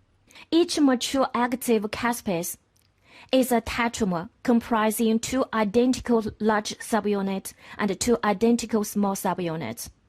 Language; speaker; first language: English; non-native, fluent; Chinese